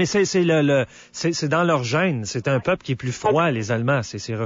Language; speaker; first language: French; native; French